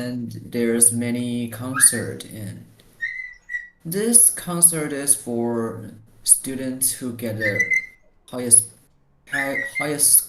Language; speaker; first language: English; non-native, learner; Chinese